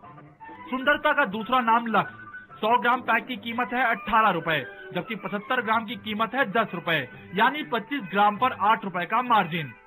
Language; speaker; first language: Hindi; native; Hindi